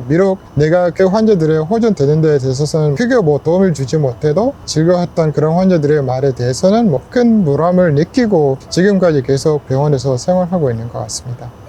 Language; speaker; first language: Korean; non-native, fluent; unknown